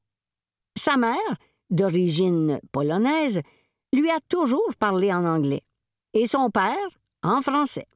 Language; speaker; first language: French; native; French